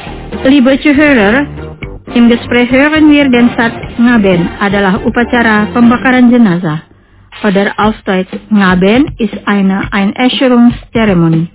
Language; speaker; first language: German; non-native, fluent; Indonesian